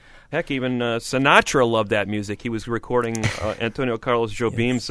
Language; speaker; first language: English; native; English